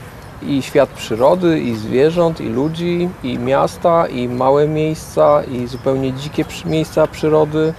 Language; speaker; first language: Polish; native; Polish